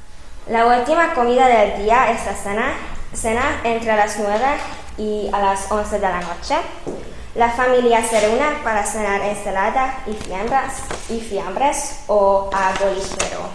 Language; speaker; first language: Spanish; non-native, fluent; Hungarian